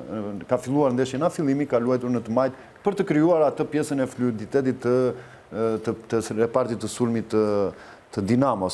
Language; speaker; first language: Albanian; native; Albanian